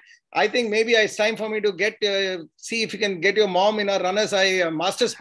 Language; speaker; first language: English; non-native, local second language; Tamil